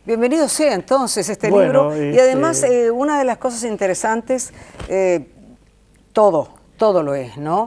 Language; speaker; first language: Spanish; native; Spanish